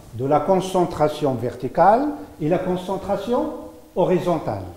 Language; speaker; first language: French; non-native, local second language; Arabic